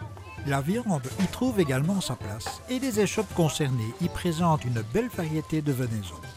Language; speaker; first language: French; native; French